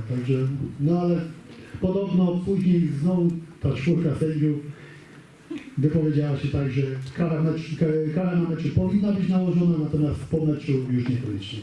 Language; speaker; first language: Polish; native; Polish